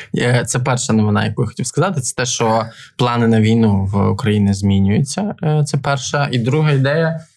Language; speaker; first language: Ukrainian; native; Ukrainian